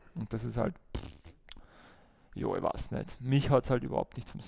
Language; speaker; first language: German; native; German